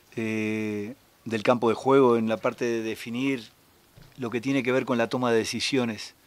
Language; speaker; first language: Spanish; native; Spanish